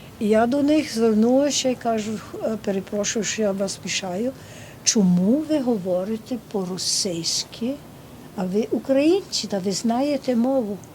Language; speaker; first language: Ukrainian; early bilingual, heritage; Ukrainian